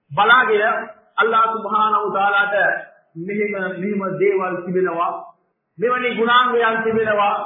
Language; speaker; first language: Sinhala; non-native, local second language; Tamil